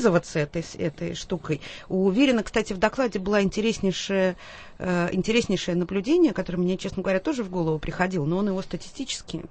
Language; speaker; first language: Russian; native; Russian